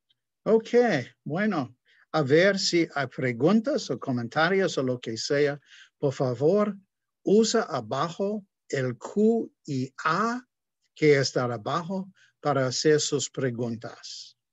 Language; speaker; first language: Spanish; non-native, fluent; English